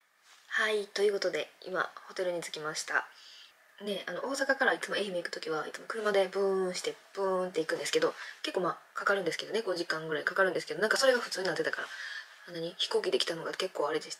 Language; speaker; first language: Japanese; native; Japanese